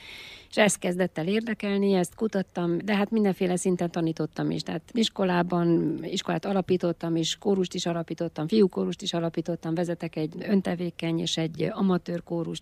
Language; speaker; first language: Hungarian; native; Hungarian